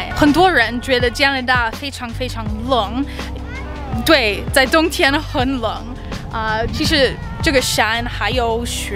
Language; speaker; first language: Chinese; non-native, learner; English